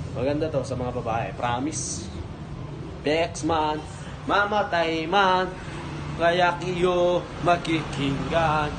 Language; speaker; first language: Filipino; non-native, local second language; Pampanga